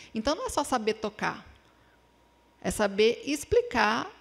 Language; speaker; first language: Portuguese; native; Portuguese